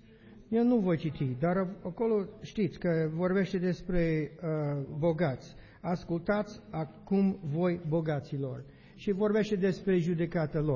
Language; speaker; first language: Romanian; non-native, learner; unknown